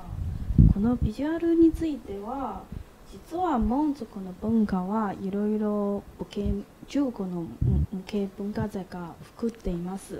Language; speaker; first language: Japanese; non-native, learner; Chinese